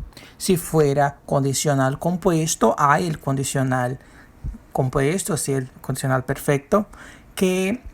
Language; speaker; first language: Spanish; non-native, fluent; Portuguese